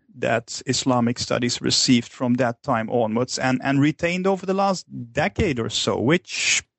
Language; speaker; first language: English; non-native, fluent; Dutch